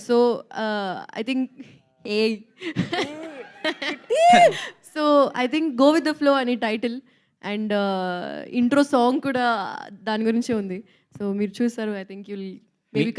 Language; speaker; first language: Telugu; non-native, local second language; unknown